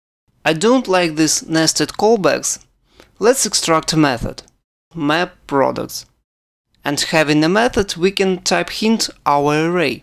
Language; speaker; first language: English; non-native, fluent; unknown